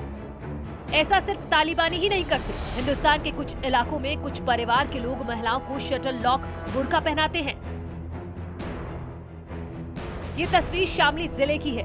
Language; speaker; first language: Hindi; native; Hindi